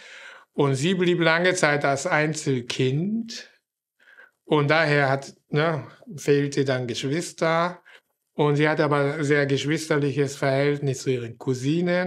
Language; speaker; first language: German; non-native, fluent; Japanese